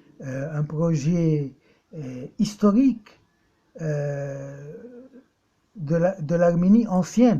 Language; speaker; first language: French; non-native, local second language; Arabic